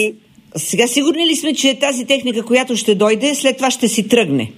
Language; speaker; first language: Bulgarian; native; Bulgarian